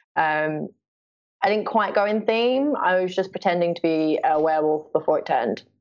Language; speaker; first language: English; native; English